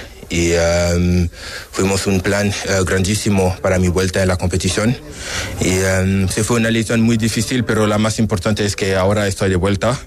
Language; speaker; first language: Spanish; non-native, learner; French